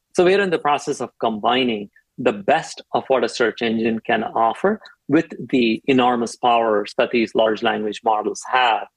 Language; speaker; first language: English; non-native, local second language; Tamil